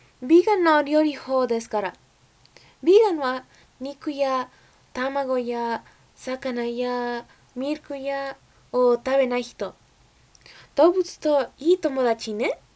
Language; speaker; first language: Japanese; non-native, learner; English